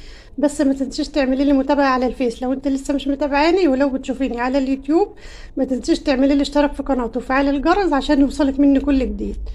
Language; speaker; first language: Arabic; native; Arabic